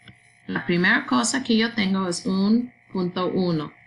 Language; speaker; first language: Spanish; non-native, learner; English